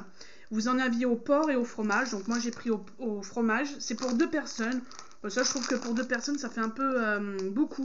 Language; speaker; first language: French; native; French